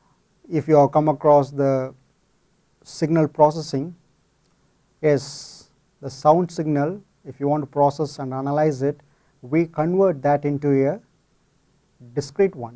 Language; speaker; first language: English; non-native, fluent; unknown